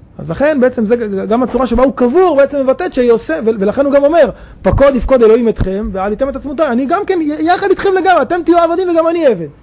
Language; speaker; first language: Hebrew; native; Hebrew